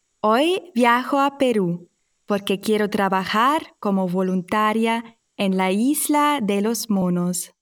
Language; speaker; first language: Spanish; non-native, fluent; German